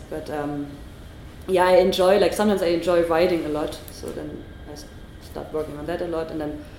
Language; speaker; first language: English; non-native, fluent; German